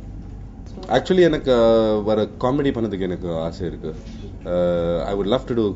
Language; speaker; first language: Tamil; non-native, learner; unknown